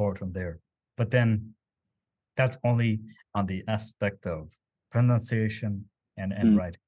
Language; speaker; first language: English; early bilingual, other home language; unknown